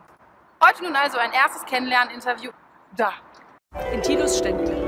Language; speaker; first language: German; native; German